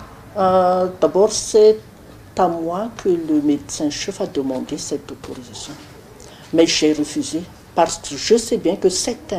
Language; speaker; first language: French; non-native, local second language; Malagasy